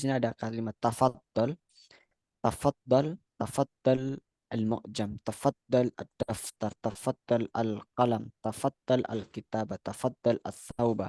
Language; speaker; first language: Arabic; non-native, fluent; Indonesian